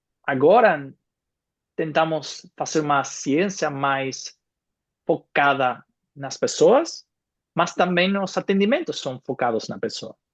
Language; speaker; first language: Portuguese; non-native, fluent; Spanish